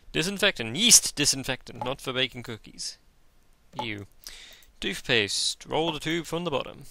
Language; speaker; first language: English; native; English